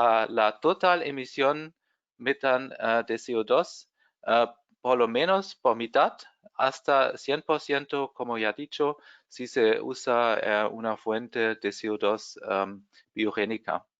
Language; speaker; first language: Spanish; non-native, fluent; German